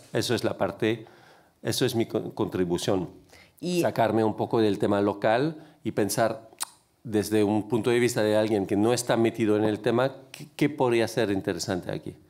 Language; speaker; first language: Spanish; non-native, fluent; French